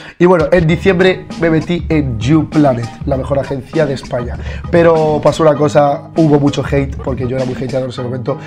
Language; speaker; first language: Spanish; early bilingual, other home language; Arabic